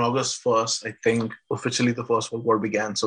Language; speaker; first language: English; non-native, local second language; Bangla